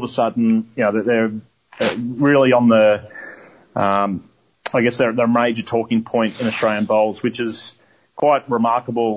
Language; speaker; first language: English; native; English